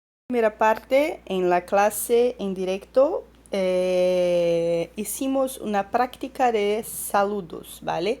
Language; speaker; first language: Spanish; non-native, fluent; Portuguese